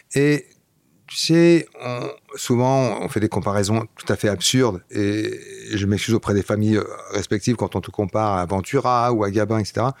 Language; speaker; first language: French; non-native, fluent; Dutch